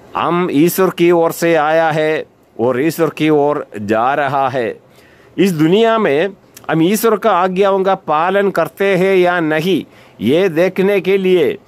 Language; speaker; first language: Hindi; non-native, local second language; Malayalam